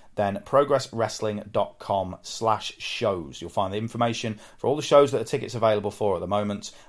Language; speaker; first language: English; native; English